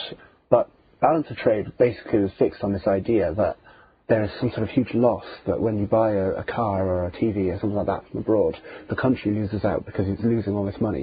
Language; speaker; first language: English; native; English